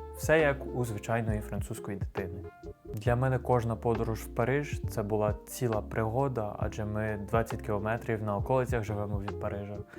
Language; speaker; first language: Ukrainian; non-native, fluent; French